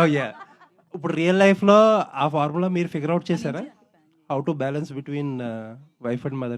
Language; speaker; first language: Telugu; native; Telugu